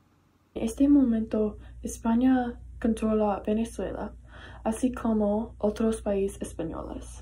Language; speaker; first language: Spanish; non-native, learner; English